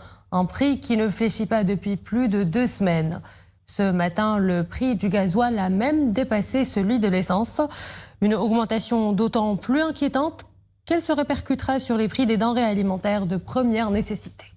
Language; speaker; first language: French; non-native, local second language; Arabic